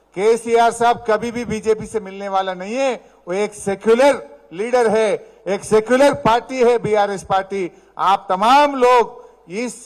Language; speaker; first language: Hindi; non-native, local second language; Telugu